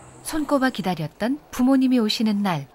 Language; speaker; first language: Korean; native; Korean